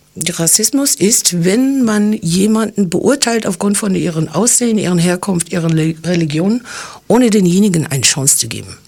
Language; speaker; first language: German; non-native, fluent; English